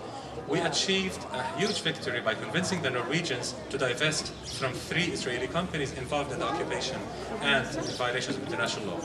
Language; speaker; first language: English; non-native, fluent; Arabic